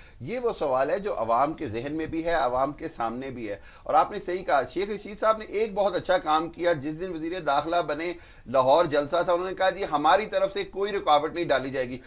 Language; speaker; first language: Urdu; non-native, local second language; Punjabi